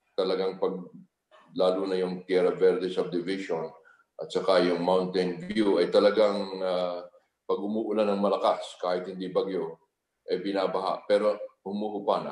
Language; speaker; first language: Filipino; native; Filipino